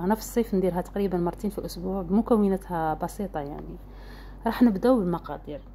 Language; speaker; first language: Arabic; native; Arabic